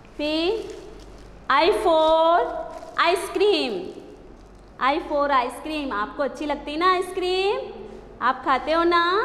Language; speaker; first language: Hindi; non-native, local second language; Gujarati